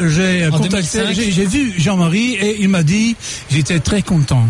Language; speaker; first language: French; non-native, fluent; Dutch